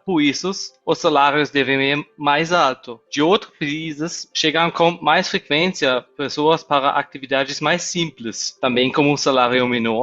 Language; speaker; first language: Portuguese; non-native, fluent; German